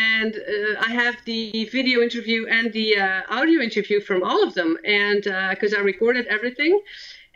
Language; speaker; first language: English; non-native, fluent; Dutch